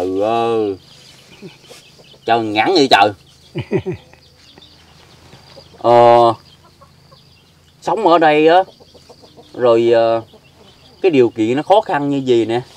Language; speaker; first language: Vietnamese; native; Vietnamese